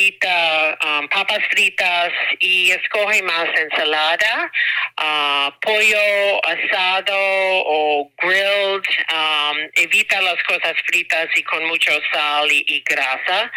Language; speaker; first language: Spanish; non-native, learner; English